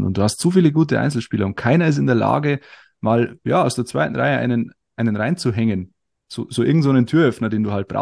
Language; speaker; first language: German; native; German